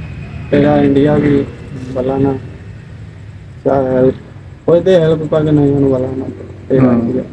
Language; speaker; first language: Filipino; non-native, learner; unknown